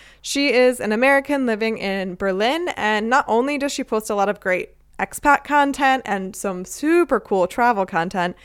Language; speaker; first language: English; native; English